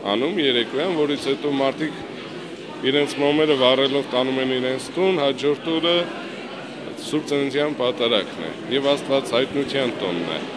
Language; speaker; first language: Armenian; native; Armenian